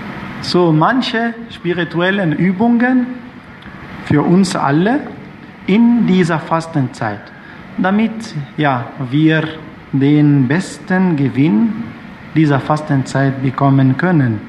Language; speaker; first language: German; non-native, fluent; Arabic